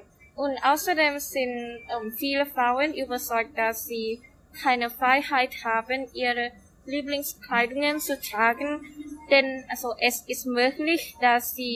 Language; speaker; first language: German; non-native, learner; Thai